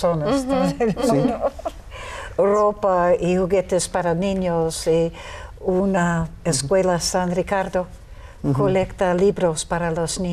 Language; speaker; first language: Spanish; non-native, learner; English